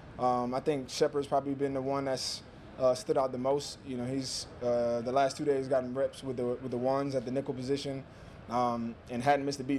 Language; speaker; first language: English; native; English